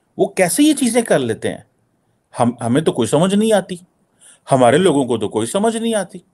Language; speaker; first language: Urdu; native; Urdu